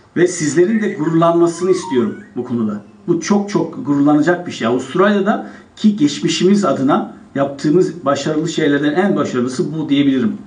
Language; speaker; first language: Turkish; native; Turkish